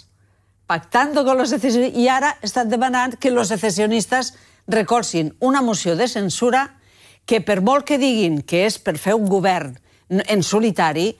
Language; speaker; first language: Catalan; native; Catalan